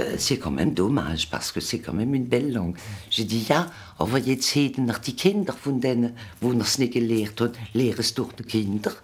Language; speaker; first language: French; non-native, local second language; Swiss German